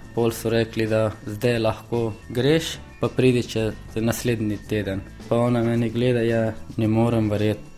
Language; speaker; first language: Slovenian; non-native, learner; Persian